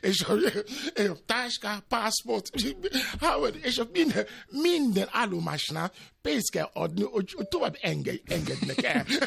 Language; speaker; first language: Hungarian; non-native, learner; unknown